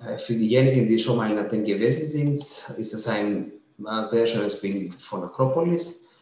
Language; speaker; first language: German; non-native, fluent; Greek